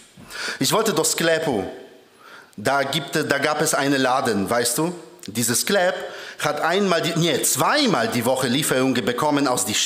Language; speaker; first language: German; early bilingual, other home language; Polish